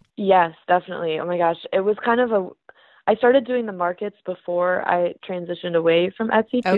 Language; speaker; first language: English; native; English